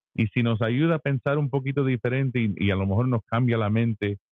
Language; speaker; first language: Spanish; early bilingual, heritage; Spanish